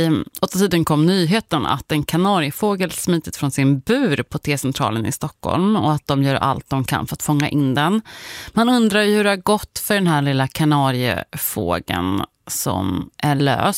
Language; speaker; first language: Swedish; native; Swedish